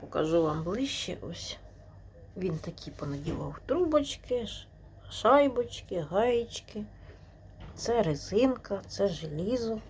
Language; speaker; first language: Ukrainian; native; Ukrainian